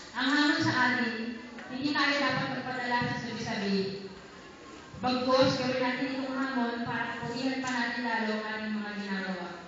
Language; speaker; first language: Filipino; native; Filipino